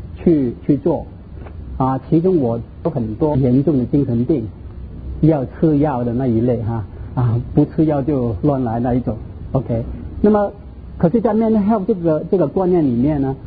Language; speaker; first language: Chinese; non-native, local second language; Cantonese